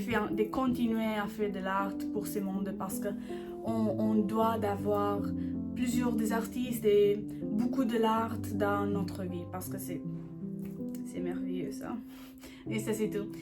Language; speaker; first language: French; non-native, learner; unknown